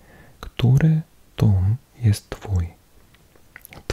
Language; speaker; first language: Polish; non-native, learner; English